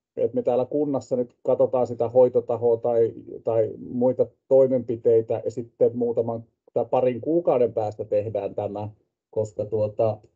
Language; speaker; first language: Finnish; native; Finnish